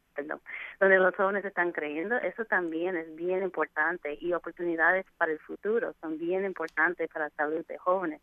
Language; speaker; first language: Spanish; non-native, fluent; English